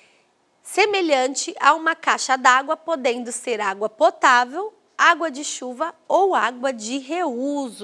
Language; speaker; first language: Portuguese; native; Portuguese